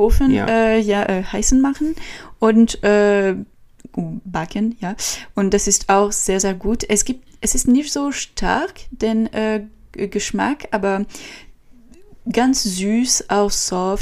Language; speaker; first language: German; non-native, learner; French